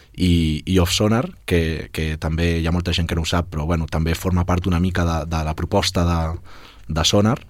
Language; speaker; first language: Catalan; native; Catalan